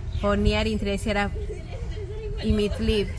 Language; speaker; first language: Swedish; non-native, fluent; Spanish